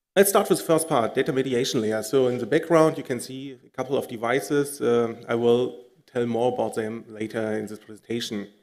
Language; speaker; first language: English; non-native, fluent; German